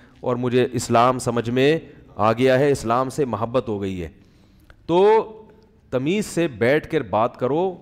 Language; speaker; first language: Urdu; native; Urdu